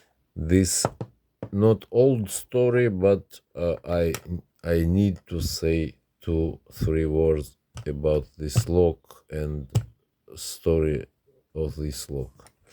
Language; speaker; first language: English; non-native, learner; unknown